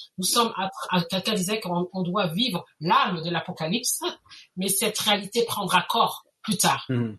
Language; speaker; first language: French; native; French